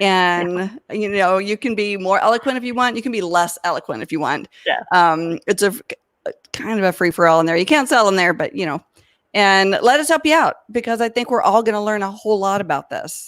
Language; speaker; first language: English; native; English